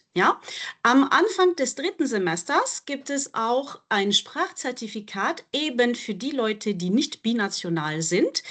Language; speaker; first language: German; non-native, fluent; French